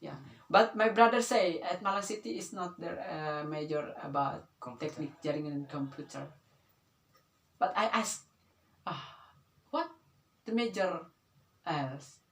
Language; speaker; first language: English; non-native, learner; Indonesian